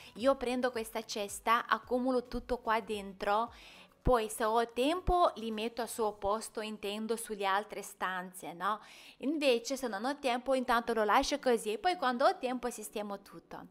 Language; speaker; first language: Italian; non-native, fluent; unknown